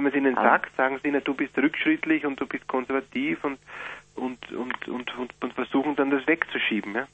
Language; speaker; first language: German; native; German